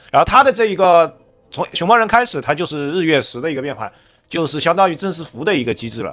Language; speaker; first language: Chinese; native; Chinese